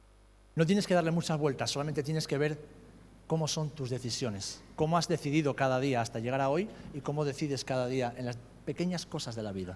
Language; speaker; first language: Spanish; native; Spanish